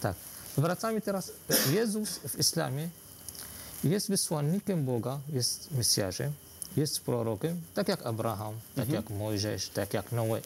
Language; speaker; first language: Polish; non-native, fluent; Arabic